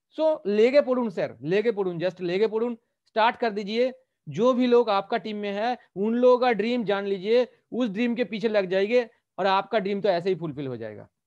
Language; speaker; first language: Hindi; non-native, local second language; Bangla